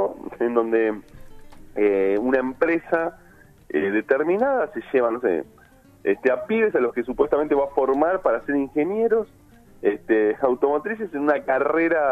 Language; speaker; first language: Spanish; native; Spanish